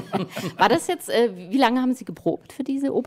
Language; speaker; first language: German; native; German